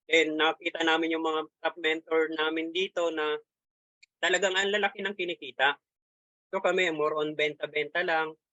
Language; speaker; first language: Filipino; native; Filipino